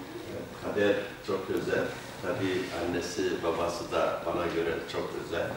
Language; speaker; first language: Turkish; native; Turkish